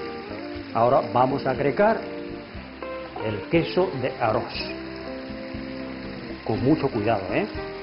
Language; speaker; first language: Spanish; non-native, fluent; Chinese